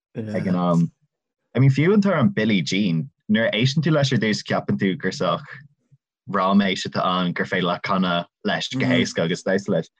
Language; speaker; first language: Irish; non-native, local second language; English